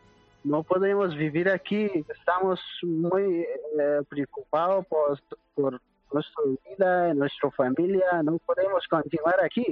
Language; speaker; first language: Spanish; non-native, learner; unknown